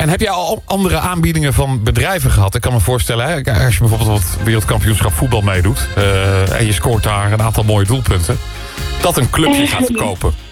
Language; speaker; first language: Dutch; native; Dutch